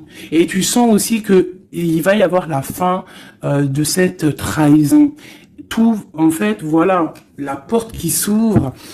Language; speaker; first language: French; native; French